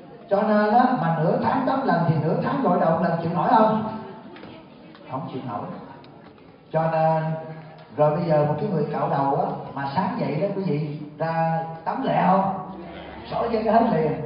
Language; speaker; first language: Vietnamese; native; Vietnamese